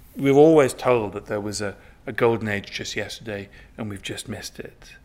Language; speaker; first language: English; native; English